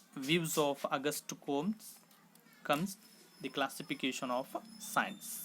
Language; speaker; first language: English; non-native, local second language; Kannada